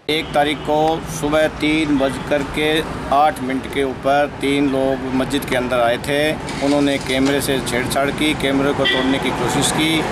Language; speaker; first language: Hindi; native; Hindi